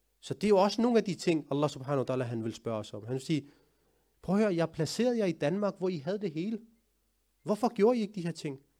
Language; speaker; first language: Danish; early bilingual, other home language; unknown